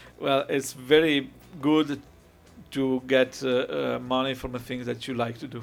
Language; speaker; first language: English; non-native, fluent; Italian